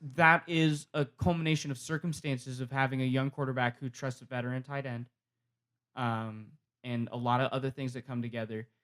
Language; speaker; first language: English; native; English